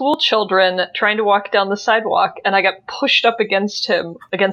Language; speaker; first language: English; native; English